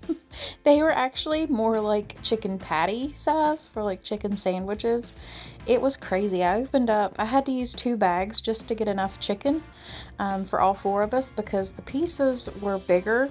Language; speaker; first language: English; native; English